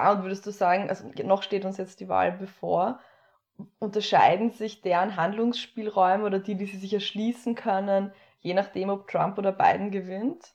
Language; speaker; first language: German; native; German